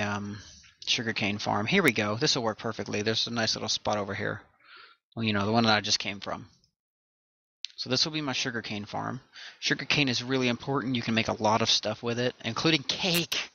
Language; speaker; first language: English; native; English